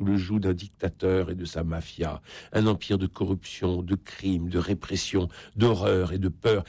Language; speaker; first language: French; native; French